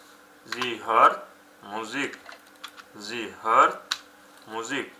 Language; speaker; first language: German; non-native, fluent; Uzbek